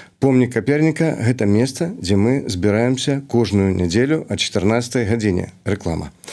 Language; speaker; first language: Belarusian; native; Belarusian